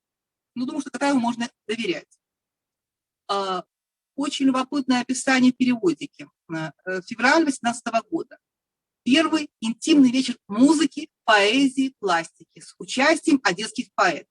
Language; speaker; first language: Russian; native; Russian